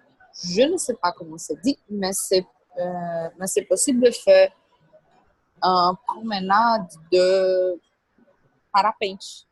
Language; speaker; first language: French; non-native, learner; Portuguese